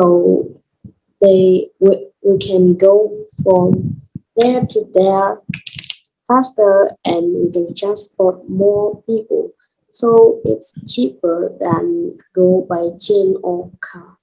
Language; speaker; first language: English; non-native, learner; Vietnamese